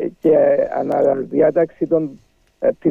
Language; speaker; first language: Greek; native; Greek